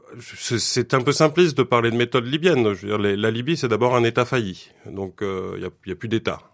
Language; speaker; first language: French; native; French